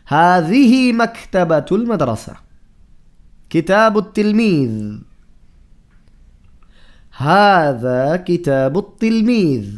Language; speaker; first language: Arabic; non-native, fluent; Bangla